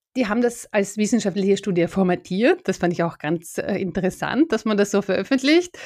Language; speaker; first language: German; native; German